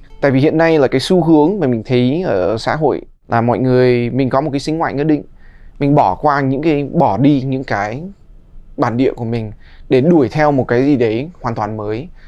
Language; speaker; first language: Vietnamese; early bilingual, heritage; Vietnamese